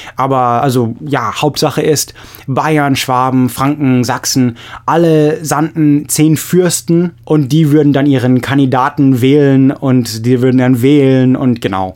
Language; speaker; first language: German; non-native, fluent; English